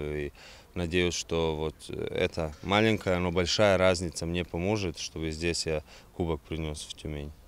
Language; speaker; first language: Russian; non-native, fluent; Serbian